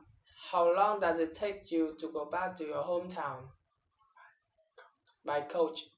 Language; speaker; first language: English; non-native, learner; Vietnamese